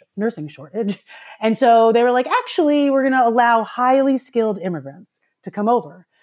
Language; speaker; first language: English; early bilingual, other home language; Filipino